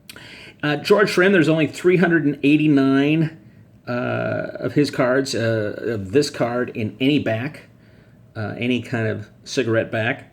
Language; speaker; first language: English; native; English